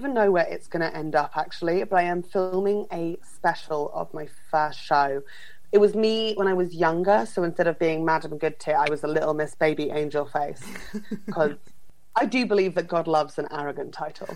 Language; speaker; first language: English; native; English